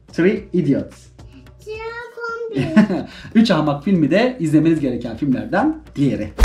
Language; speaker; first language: Turkish; native; Turkish